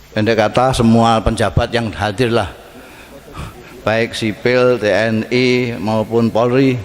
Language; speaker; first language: Indonesian; non-native, local second language; Javanese